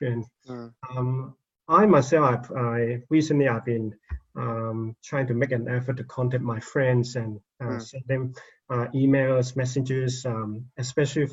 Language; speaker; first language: English; non-native, local second language; Cantonese